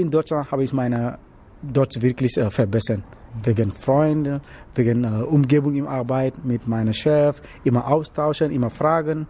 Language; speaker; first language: German; non-native, learner; Wolof